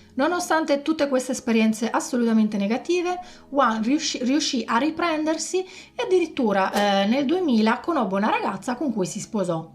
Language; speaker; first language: Italian; native; Italian